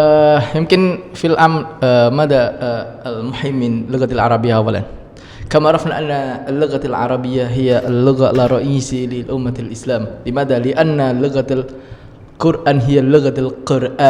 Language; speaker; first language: Arabic; non-native, learner; Indonesian